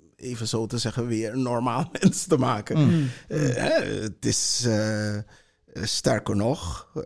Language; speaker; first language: Dutch; non-native, local second language; Sranan Tongo